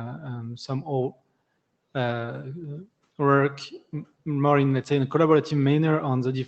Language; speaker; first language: English; non-native, fluent; French